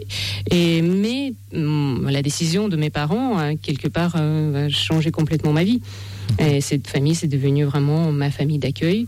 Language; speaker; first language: French; non-native, fluent; Russian